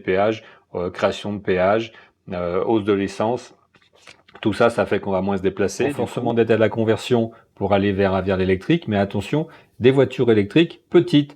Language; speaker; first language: French; native; French